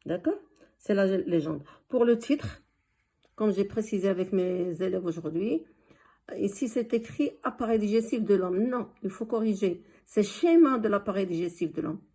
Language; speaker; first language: French; non-native, local second language; Arabic